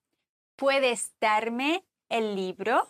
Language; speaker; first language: Spanish; non-native, fluent; German